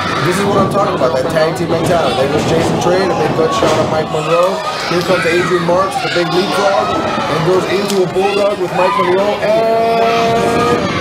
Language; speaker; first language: English; native; English